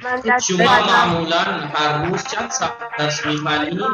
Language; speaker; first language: Persian; non-native, fluent; Urdu